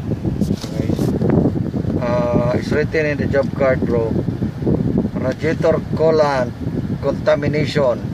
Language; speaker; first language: English; non-native, local second language; Filipino